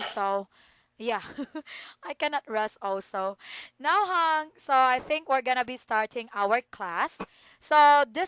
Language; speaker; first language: English; non-native, fluent; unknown